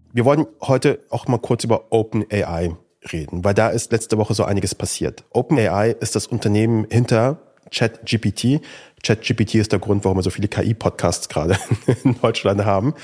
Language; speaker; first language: German; native; German